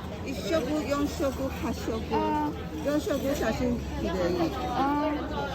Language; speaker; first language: Japanese; non-native, learner; Chinese